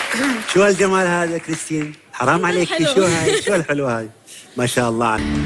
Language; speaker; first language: Arabic; native; Arabic